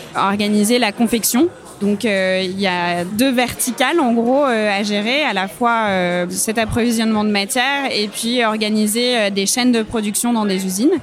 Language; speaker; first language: French; native; French